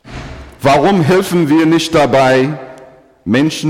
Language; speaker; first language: German; non-native, fluent; English